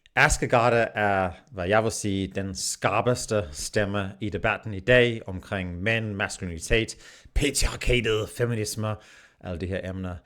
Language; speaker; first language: Danish; non-native, fluent; English